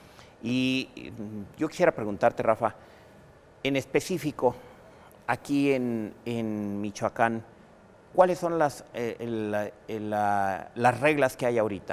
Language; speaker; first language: Spanish; native; Spanish